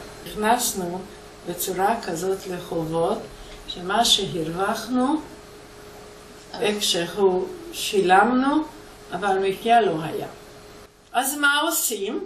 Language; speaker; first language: Hebrew; non-native, fluent; Hungarian